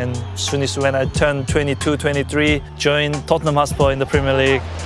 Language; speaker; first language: English; non-native, fluent; Korean